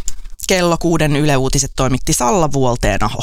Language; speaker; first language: Finnish; native; Finnish